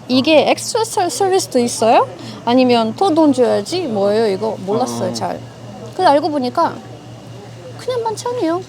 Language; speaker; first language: Korean; non-native, learner; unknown